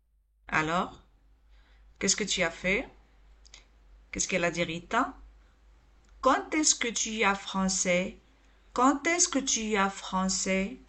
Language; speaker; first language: French; non-native, local second language; Arabic